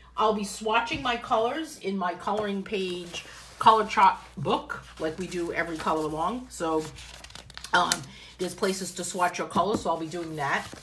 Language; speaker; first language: English; native; English